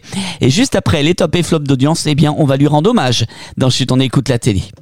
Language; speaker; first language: French; native; French